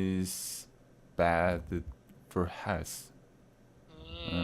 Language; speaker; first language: English; non-native, learner; Korean